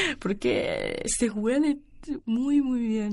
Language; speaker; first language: Spanish; non-native, learner; Chinese